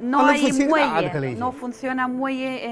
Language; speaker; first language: Spanish; non-native, learner; Russian